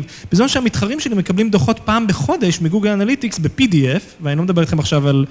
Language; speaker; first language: Hebrew; native; Hebrew